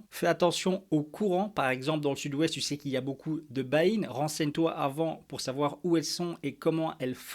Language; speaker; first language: French; native; French